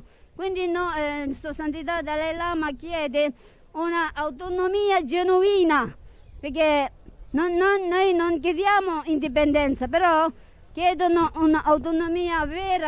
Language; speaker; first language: Italian; non-native, fluent; Tibetan